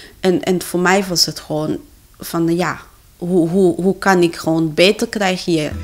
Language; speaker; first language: Dutch; non-native, fluent; Kinyarwanda